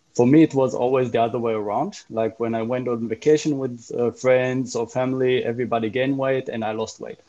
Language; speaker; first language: English; non-native, fluent; Hebrew